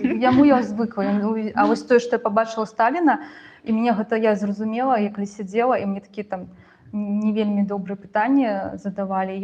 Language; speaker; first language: Belarusian; non-native, local second language; Russian